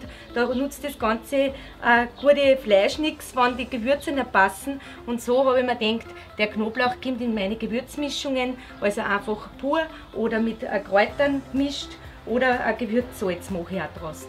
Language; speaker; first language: German; native; German